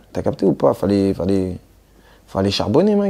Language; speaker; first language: French; native; French